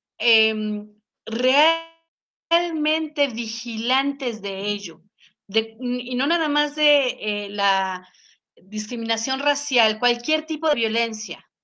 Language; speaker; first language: Spanish; native; Spanish